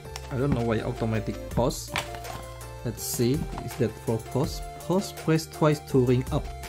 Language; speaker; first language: English; non-native, learner; Indonesian